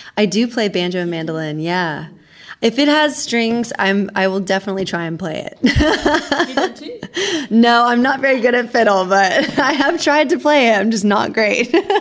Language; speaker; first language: English; native; English